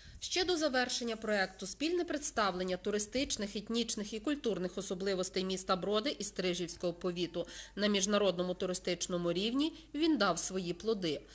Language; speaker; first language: Ukrainian; native; Ukrainian